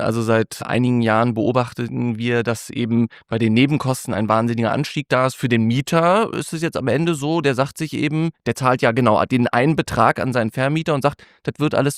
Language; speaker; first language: German; native; German